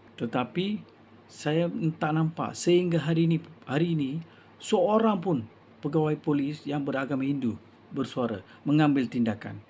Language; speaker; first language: Malay; non-native, local second language; Tamil